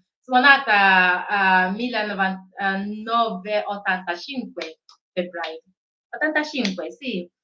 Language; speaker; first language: Italian; non-native, learner; Igbo